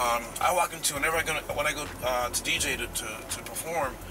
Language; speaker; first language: English; native; English